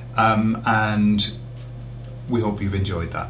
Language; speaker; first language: English; native; English